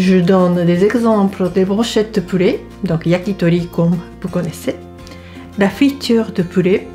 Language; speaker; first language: French; non-native, fluent; Japanese